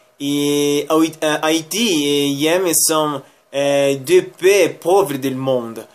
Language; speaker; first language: French; non-native, learner; Spanish